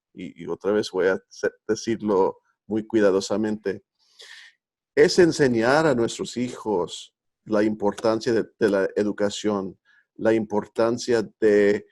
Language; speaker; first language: Spanish; early bilingual, heritage; Spanish